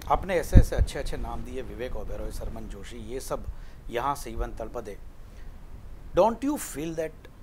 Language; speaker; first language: Hindi; non-native, local second language; Gujarati